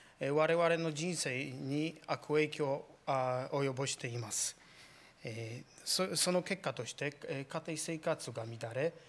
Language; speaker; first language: Japanese; non-native, fluent; Polish